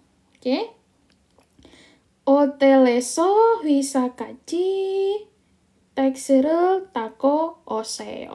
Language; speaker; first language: Korean; non-native, fluent; Indonesian